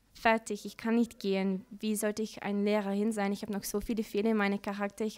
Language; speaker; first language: German; non-native, learner; Dutch